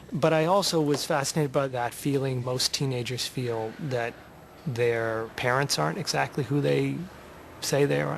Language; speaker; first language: English; native; English